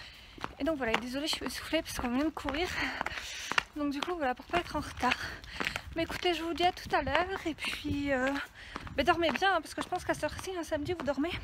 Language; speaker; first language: French; native; French